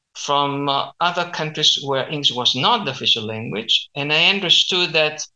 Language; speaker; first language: English; non-native, fluent; Spanish